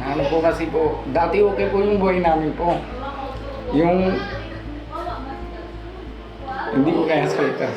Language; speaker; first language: Filipino; non-native, learner; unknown